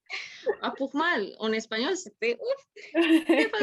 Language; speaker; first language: French; non-native, learner; Spanish